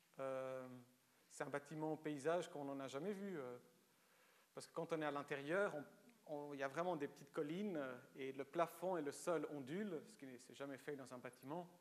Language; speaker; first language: French; early bilingual, other home language; Romanian